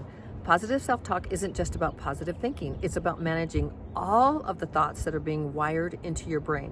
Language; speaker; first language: English; native; English